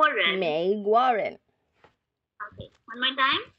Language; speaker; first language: English; non-native, local second language; Filipino